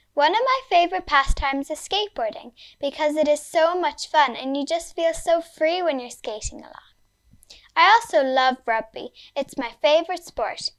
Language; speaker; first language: English; native; English